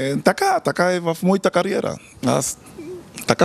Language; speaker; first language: Bulgarian; non-native, learner; Spanish